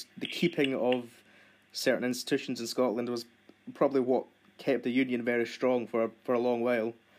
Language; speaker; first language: English; native; English